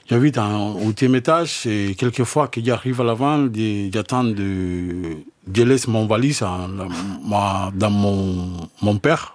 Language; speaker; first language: French; non-native, fluent; Spanish